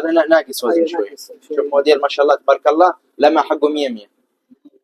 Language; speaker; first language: Arabic; non-native, learner; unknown